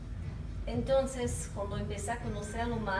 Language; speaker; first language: Portuguese; non-native, learner; Spanish